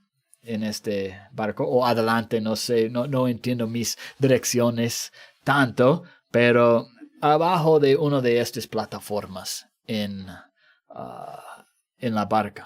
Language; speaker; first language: Spanish; non-native, fluent; English